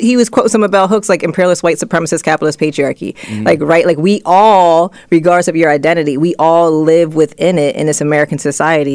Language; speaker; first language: English; native; English